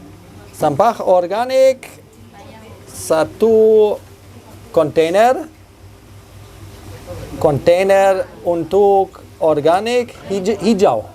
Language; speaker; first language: Indonesian; non-native, learner; German